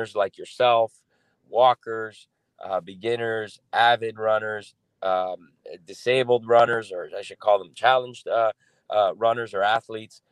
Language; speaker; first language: English; native; English